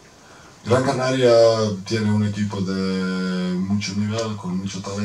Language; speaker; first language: Spanish; non-native, fluent; Croatian